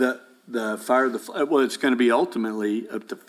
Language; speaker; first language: English; native; English